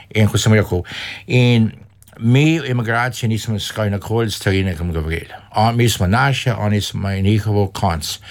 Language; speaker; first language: Slovenian; early bilingual, heritage; Slovenian